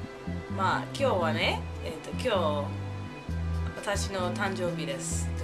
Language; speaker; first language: Japanese; non-native, learner; English